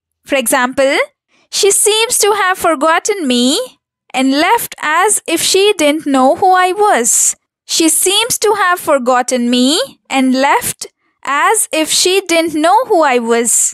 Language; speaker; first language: English; non-native, local second language; Telugu